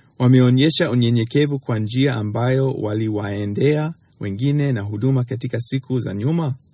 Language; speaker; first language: Swahili; early bilingual, other home language; English